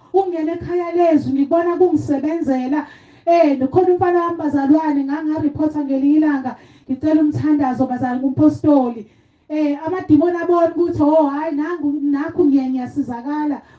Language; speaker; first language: Zulu; native; Zulu